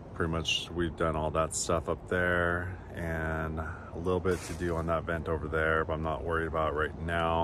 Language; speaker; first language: English; native; English